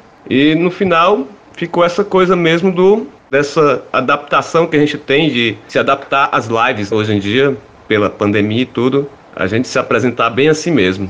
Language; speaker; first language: Portuguese; native; Portuguese